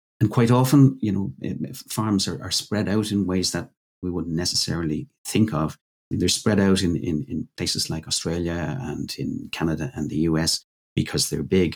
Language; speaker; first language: English; native; English